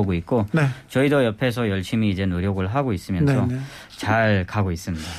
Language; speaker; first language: Korean; non-native, fluent; Balti